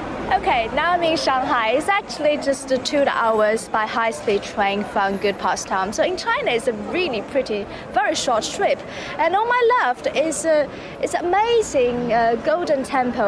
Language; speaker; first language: English; non-native, fluent; Chinese